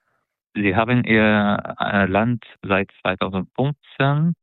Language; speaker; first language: German; non-native, fluent; Arabic